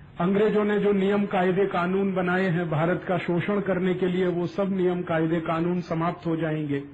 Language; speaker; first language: Hindi; native; Hindi